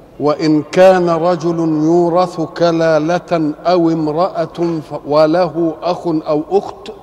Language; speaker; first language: Arabic; native; Arabic